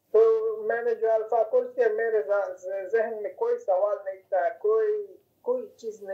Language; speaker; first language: Hindi; non-native, fluent; Persian